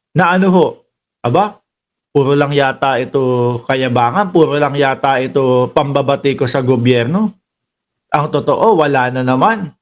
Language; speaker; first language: Filipino; native; Filipino